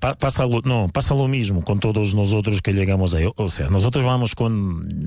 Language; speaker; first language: Spanish; non-native, fluent; Portuguese